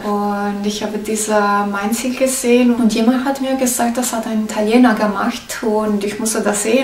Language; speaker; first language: German; non-native, learner; Italian